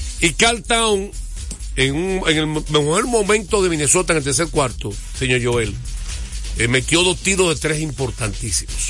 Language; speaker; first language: Spanish; native; Spanish